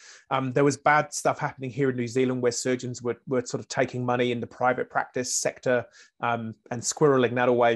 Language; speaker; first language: English; native; English